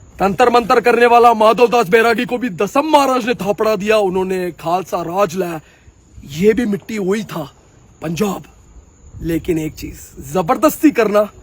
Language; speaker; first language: Hindi; non-native, local second language; Punjabi